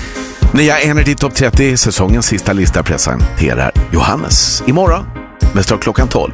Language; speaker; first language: Swedish; native; Swedish